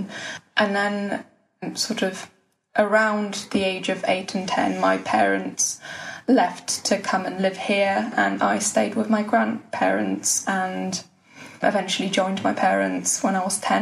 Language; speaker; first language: English; early bilingual, other home language; Polish